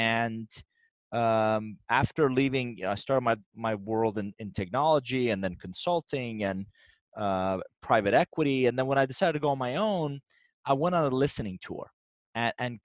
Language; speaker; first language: English; non-native, fluent; Persian